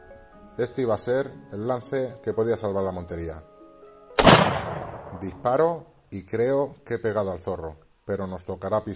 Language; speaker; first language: Spanish; native; Spanish